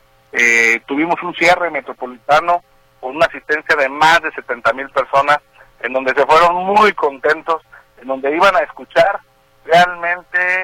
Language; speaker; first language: Spanish; native; Spanish